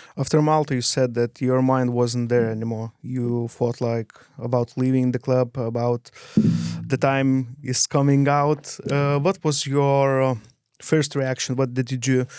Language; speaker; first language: English; non-native, fluent; Lithuanian